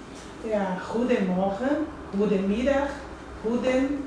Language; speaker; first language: Dutch; non-native, learner; Portuguese